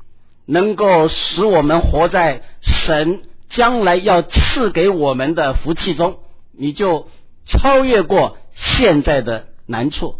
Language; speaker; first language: Chinese; native; Chinese